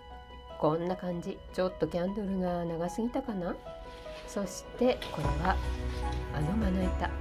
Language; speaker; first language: Japanese; native; Japanese